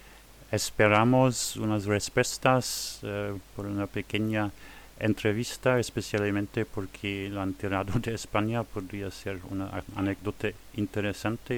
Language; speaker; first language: Spanish; non-native, fluent; German